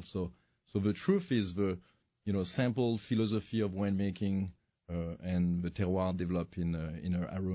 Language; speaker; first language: English; non-native, fluent; French